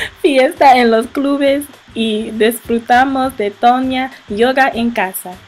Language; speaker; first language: Spanish; non-native, learner; English